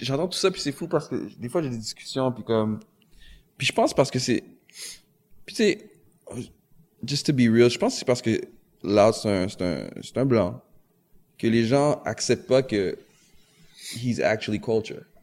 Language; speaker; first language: French; native; French